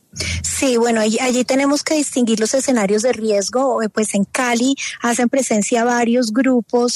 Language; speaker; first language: Spanish; native; Spanish